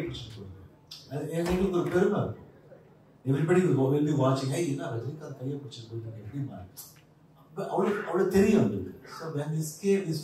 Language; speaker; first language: Tamil; non-native, learner; Kannada